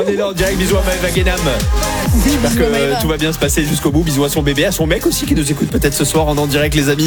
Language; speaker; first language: French; native; French